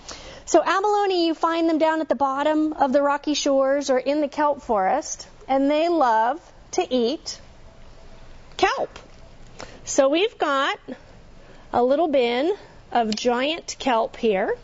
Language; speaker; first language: English; native; English